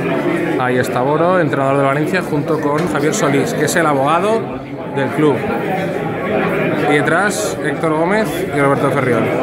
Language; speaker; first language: Spanish; native; Spanish